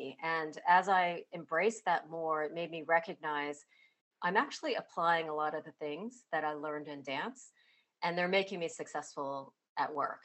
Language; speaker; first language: English; native; English